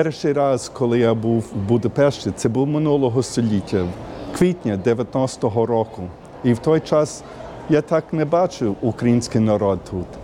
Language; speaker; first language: Ukrainian; early bilingual, heritage; Ukrainian